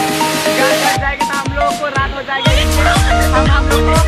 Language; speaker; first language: Hindi; non-native, local second language; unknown